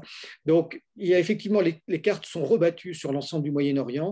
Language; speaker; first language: French; native; French